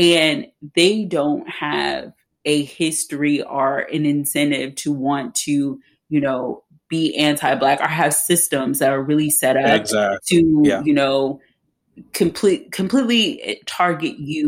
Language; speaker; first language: English; native; English